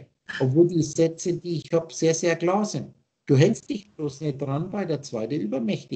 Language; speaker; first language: German; native; German